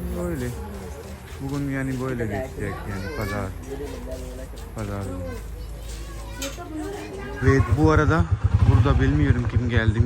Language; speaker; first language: Turkish; non-native, learner; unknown